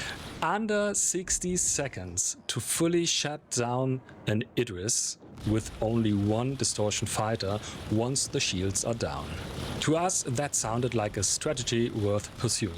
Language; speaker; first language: English; non-native, fluent; German